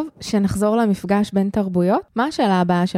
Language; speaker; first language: Hebrew; native; Hebrew